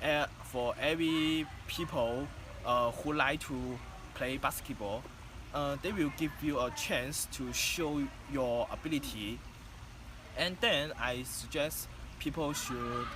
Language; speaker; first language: English; non-native, learner; Chinese